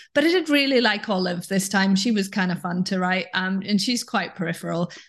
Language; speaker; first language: English; native; English